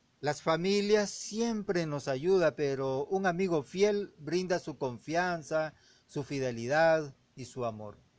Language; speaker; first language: Spanish; native; Spanish